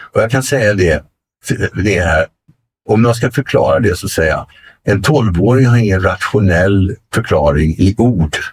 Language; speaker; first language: Swedish; native; Swedish